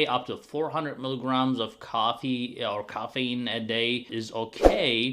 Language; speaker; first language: English; non-native, fluent; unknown